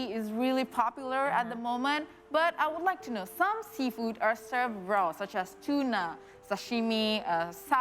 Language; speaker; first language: English; non-native, fluent; Indonesian